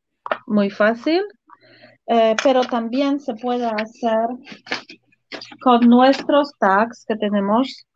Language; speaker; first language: Spanish; non-native, fluent; Polish